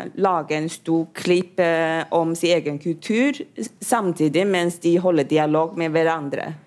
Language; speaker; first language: Norwegian; non-native, fluent; Chinese